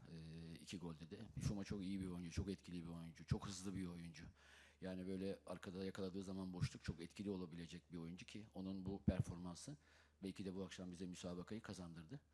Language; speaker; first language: Turkish; native; Turkish